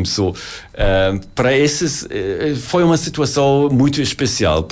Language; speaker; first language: Portuguese; non-native, learner; German